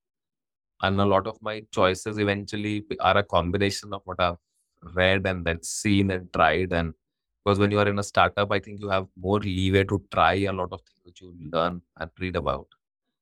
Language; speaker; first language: English; non-native, local second language; Hindi